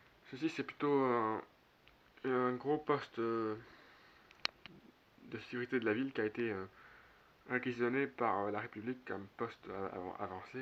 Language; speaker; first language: French; native; French